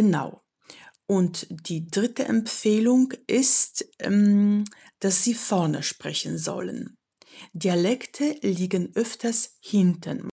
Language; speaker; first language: German; non-native, fluent; Polish